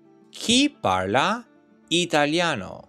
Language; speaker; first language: Italian; non-native, learner; Albanian